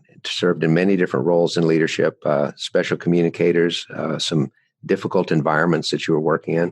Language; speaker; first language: English; native; English